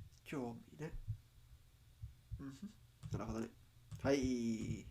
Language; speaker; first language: Japanese; non-native, learner; Spanish